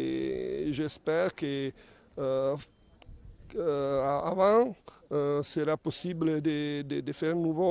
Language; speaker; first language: French; non-native, learner; Italian